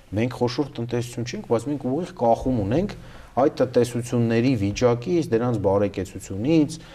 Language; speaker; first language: Armenian; native; Armenian